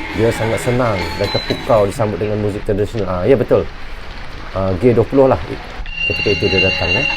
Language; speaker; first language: Malay; native; Malay